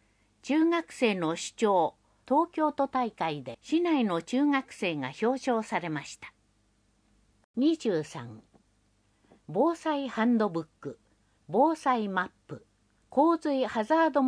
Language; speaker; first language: Japanese; native; Japanese